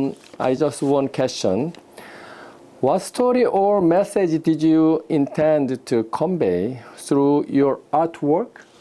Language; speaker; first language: English; non-native, learner; Korean